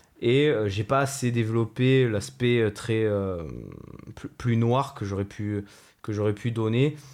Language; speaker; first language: French; native; French